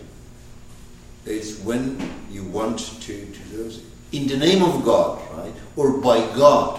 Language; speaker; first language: English; non-native, fluent; Persian